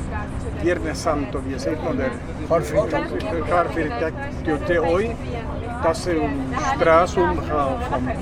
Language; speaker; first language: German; early bilingual, heritage; Spanish